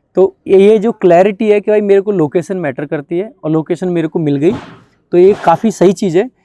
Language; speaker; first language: Hindi; native; Hindi